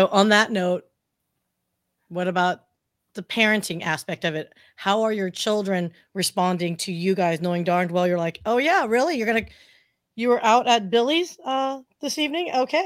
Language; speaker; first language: English; native; English